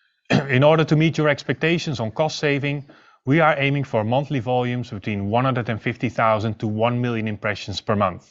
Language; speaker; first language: English; non-native, fluent; Dutch